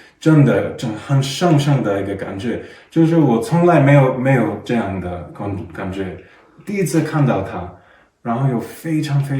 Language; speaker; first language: Chinese; non-native, learner; English